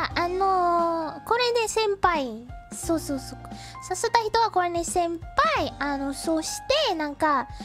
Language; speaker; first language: Japanese; non-native, learner; Indonesian